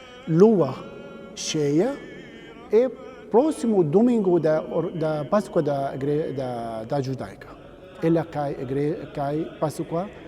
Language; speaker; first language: Portuguese; non-native, learner; Arabic